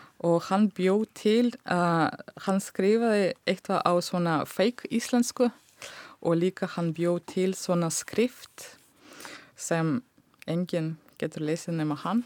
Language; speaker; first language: Icelandic; non-native, fluent; Russian